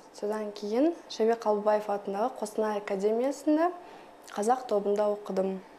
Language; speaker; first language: Kazakh; non-native, local second language; Russian